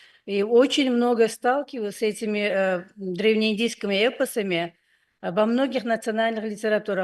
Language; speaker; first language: Russian; non-native, fluent; Hindi